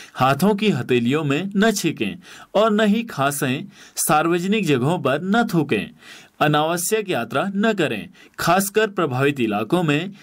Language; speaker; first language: Hindi; native; Hindi